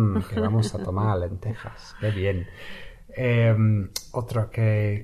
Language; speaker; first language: Spanish; non-native, fluent; English